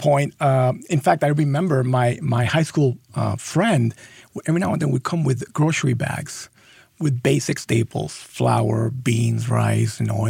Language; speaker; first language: English; non-native, fluent; Spanish